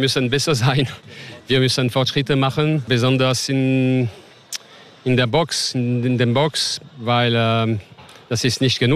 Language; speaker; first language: German; non-native, fluent; French